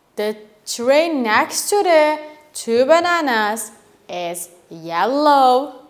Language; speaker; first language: English; non-native, fluent; Turkish